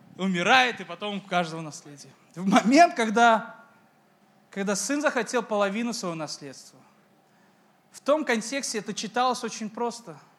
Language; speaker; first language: Russian; native; Russian